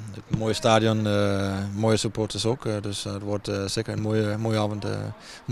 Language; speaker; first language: Dutch; non-native, fluent; Danish